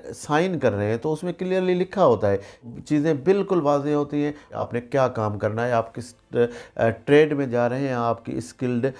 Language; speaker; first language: Urdu; non-native, local second language; Sindhi